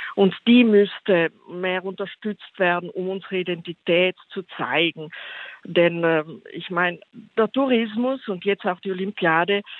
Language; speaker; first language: German; non-native, local second language; Ladin